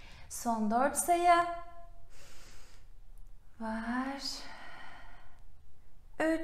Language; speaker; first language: Turkish; native; Turkish